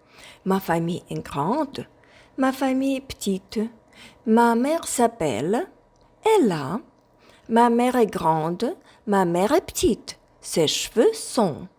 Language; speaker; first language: French; non-native, fluent; Ukrainian